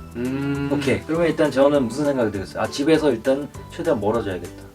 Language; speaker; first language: Korean; native; Korean